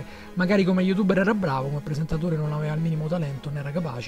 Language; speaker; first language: Italian; native; Italian